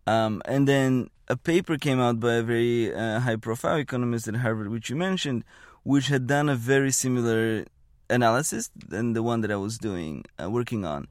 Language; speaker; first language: English; non-native, fluent; Bulgarian